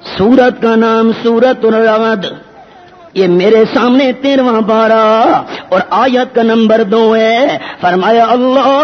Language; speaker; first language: Urdu; non-native, local second language; Pashto